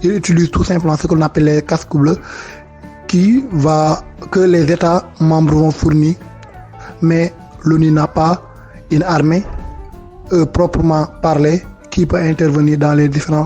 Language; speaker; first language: French; non-native, local second language; Wolof